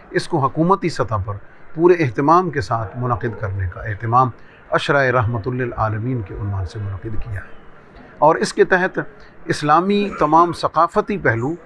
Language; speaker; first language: Urdu; non-native, local second language; Punjabi